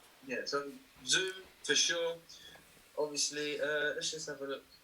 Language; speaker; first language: English; native; English